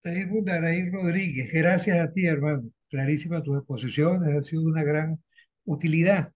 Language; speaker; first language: Spanish; native; Spanish